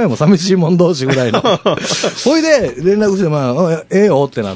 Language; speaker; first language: Japanese; native; Japanese